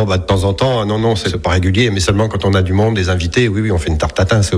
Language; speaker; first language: French; native; French